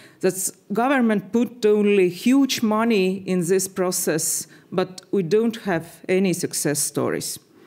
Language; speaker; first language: English; non-native, fluent; Estonian